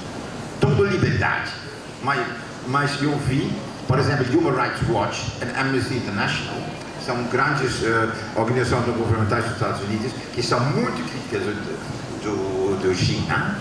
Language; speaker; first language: Portuguese; non-native, fluent; Dutch